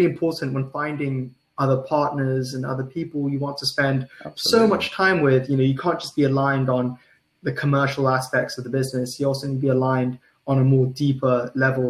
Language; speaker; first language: English; non-native, local second language; Cantonese